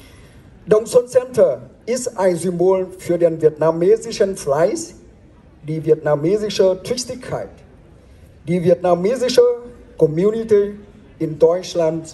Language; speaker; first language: German; non-native, fluent; Vietnamese